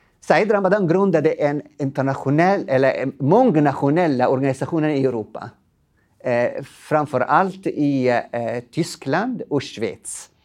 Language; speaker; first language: Swedish; non-native, fluent; Arabic